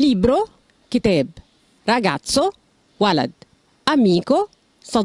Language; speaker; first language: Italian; non-native, fluent; Arabic